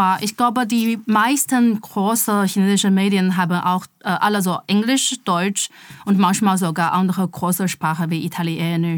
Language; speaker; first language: German; non-native, fluent; Chinese